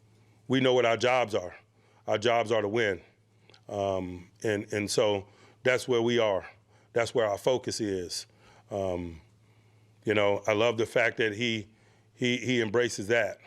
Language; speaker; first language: English; native; English